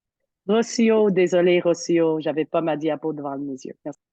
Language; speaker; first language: French; native; French